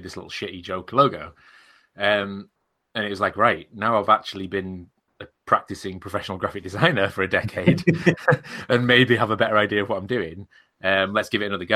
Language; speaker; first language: English; native; English